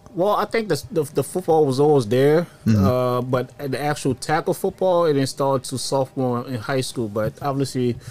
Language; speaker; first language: English; early bilingual, other home language; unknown